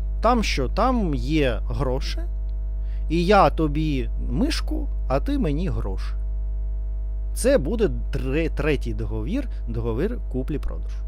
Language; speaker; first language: Ukrainian; non-native, learner; Russian